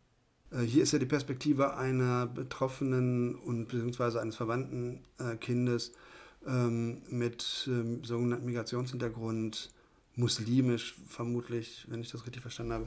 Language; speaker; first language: German; native; German